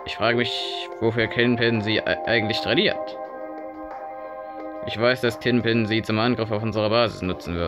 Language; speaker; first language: German; native; German